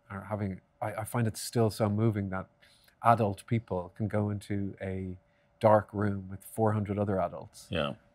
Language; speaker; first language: English; native; English